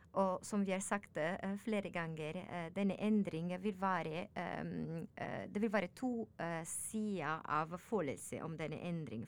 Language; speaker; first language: Norwegian; non-native, learner; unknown